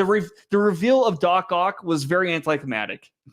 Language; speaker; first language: English; native; English